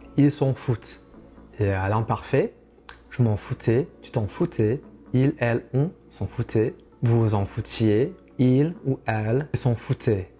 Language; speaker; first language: French; non-native, fluent; English